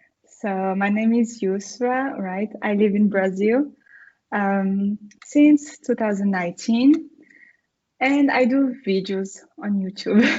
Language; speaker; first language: English; non-native, fluent; French